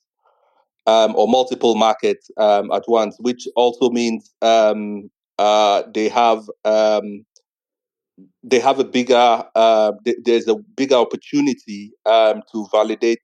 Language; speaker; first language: English; non-native, local second language; Igbo